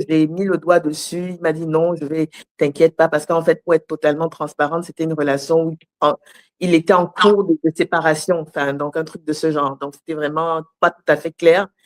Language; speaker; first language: French; native; French